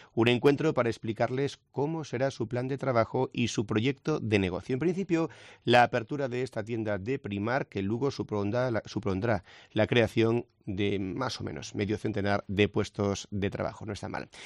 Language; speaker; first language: Spanish; native; Spanish